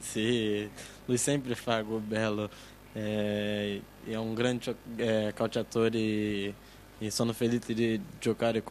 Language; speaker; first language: Italian; non-native, learner; Portuguese